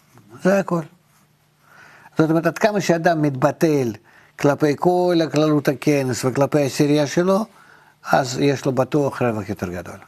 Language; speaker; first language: Hebrew; non-native, fluent; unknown